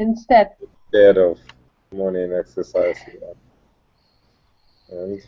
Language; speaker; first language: English; non-native, learner; Russian